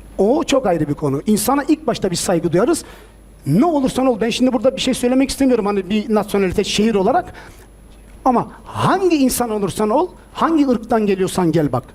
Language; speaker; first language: Turkish; early bilingual, heritage; Turkish